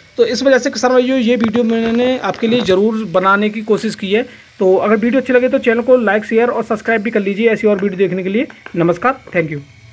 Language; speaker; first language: Hindi; native; Hindi